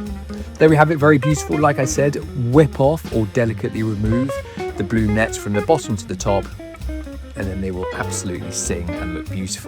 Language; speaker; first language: English; native; English